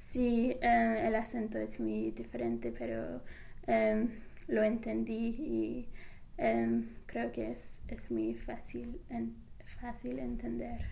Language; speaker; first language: Spanish; non-native, fluent; English